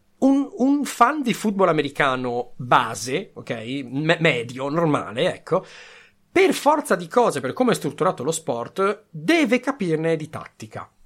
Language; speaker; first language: Italian; native; Italian